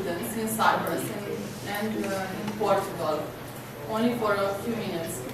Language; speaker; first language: English; non-native, learner; Romanian